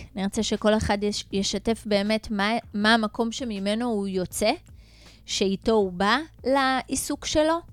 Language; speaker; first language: Hebrew; native; Hebrew